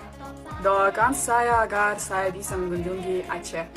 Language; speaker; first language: Indonesian; non-native, learner; Ukrainian